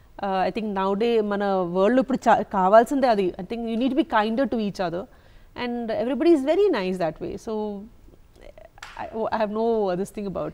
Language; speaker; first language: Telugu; non-native, local second language; Malayalam